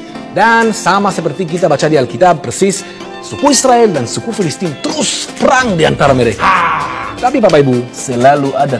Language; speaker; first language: Indonesian; non-native, fluent; Hebrew